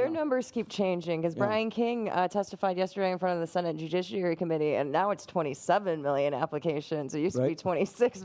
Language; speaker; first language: English; native; English